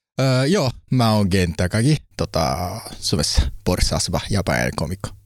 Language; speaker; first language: Finnish; non-native, learner; Japanese